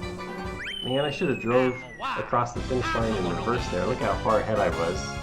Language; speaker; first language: English; native; English